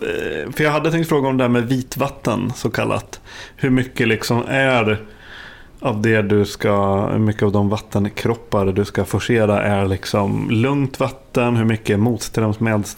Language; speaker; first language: Swedish; native; Swedish